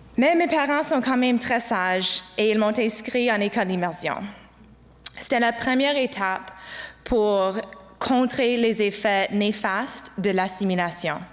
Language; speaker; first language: French; non-native, local second language; English